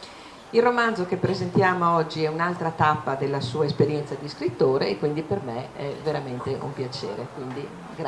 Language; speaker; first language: Italian; native; Italian